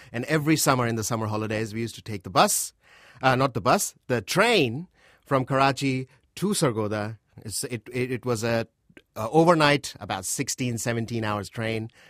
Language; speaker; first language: English; non-native, local second language; Urdu